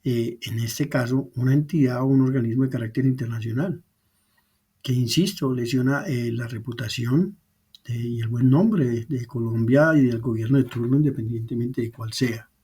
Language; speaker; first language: Spanish; native; Spanish